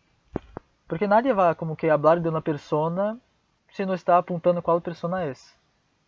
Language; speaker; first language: Portuguese; non-native, fluent; Spanish